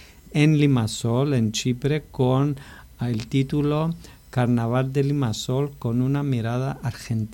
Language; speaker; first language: Spanish; non-native, fluent; Greek